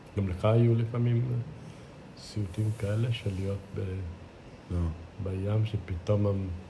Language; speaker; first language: Hebrew; non-native, fluent; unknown